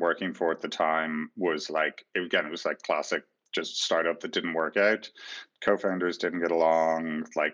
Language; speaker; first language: English; native; English